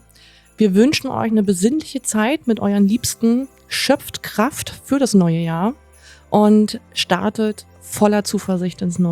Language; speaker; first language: German; native; German